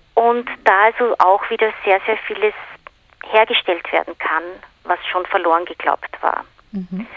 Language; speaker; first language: German; native; German